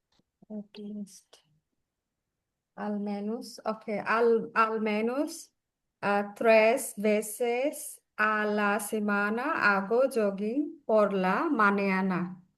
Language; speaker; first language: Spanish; non-native, learner; Bangla